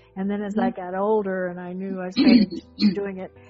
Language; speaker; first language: English; native; English